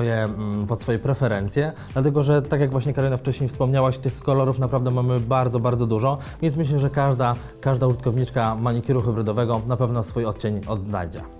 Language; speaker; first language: Polish; native; Polish